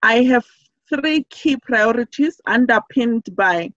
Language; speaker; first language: English; non-native, local second language; Southern Sotho